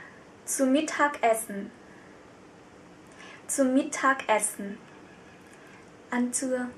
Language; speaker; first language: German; non-native, fluent; Vietnamese